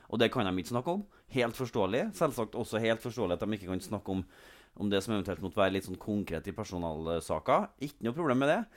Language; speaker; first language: Norwegian; native; Norwegian